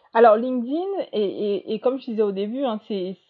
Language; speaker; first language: French; native; French